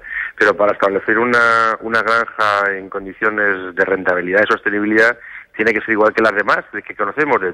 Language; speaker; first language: Spanish; native; Spanish